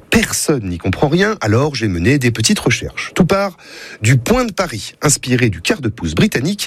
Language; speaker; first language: French; native; French